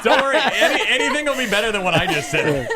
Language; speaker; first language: English; native; English